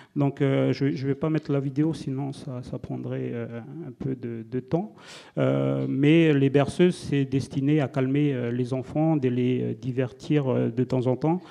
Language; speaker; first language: French; non-native, local second language; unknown